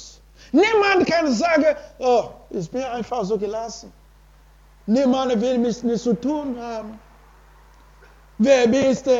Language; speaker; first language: German; non-native, learner; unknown